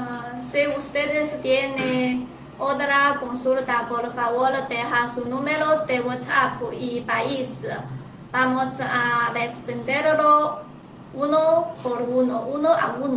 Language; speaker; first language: Spanish; non-native, learner; Chinese